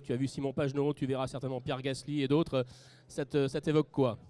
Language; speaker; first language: French; native; French